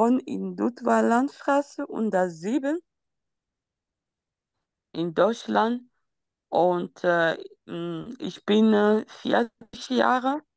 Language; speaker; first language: German; non-native, learner; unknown